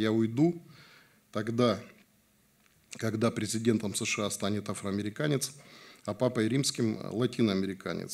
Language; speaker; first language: Russian; native; Russian